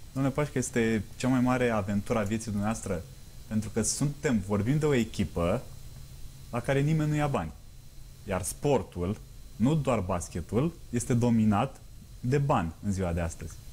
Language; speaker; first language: Romanian; native; Romanian